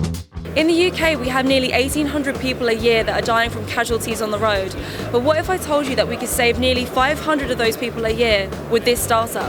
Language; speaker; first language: English; native; English